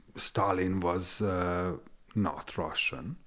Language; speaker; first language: English; non-native, fluent; Hungarian